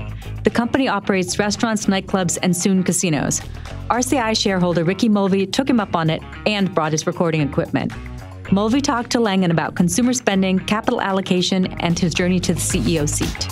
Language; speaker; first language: English; native; English